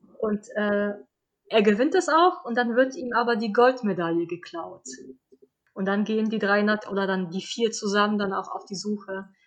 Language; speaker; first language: German; early bilingual, other home language; Polish